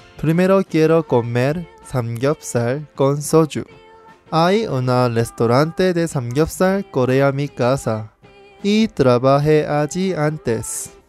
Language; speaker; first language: Spanish; non-native, learner; Korean